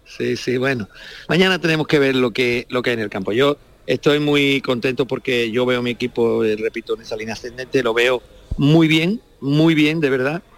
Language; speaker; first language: Spanish; native; Spanish